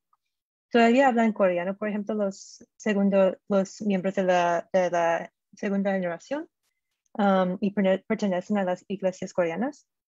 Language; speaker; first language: Spanish; non-native, fluent; English